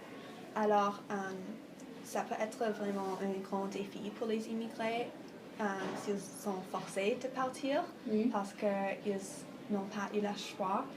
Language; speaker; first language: French; non-native, fluent; English